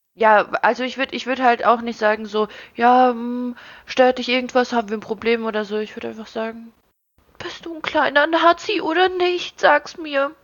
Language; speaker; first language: German; early bilingual, other home language; Russian